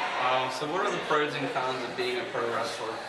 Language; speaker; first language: English; native; English